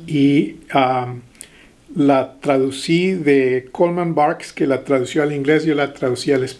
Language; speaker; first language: Spanish; early bilingual, heritage; Spanish